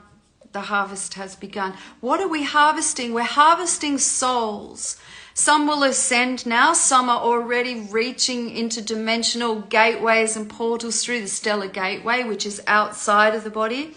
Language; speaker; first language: English; native; English